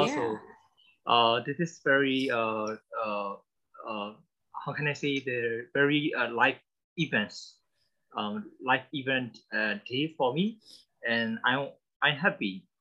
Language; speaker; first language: English; non-native, learner; Burmese